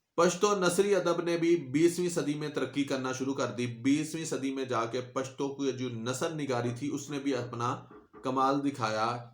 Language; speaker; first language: Urdu; non-native, local second language; Punjabi